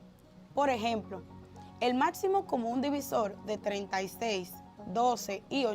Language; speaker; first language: Spanish; native; Spanish